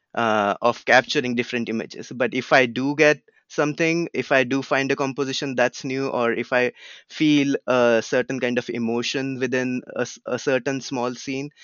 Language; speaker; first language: English; non-native, local second language; Marathi